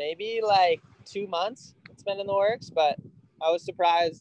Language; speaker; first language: English; native; English